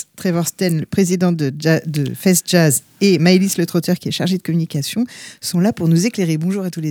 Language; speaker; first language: French; native; French